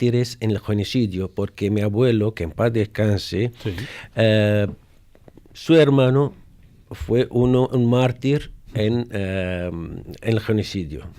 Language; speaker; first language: Spanish; non-native, fluent; Arabic